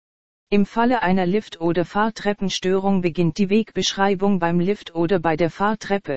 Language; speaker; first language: German; native; German